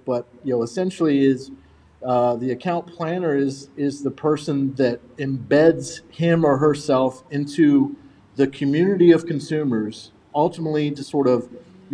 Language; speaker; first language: English; native; English